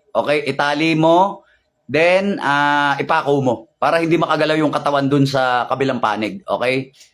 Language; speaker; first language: Filipino; native; Filipino